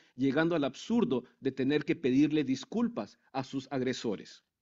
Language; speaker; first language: Spanish; native; Spanish